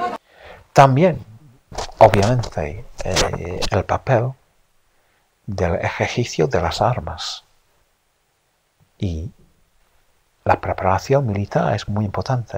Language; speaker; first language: Spanish; non-native, fluent; English